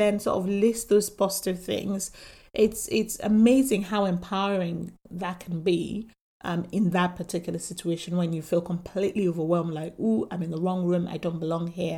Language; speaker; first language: English; non-native, local second language; Yoruba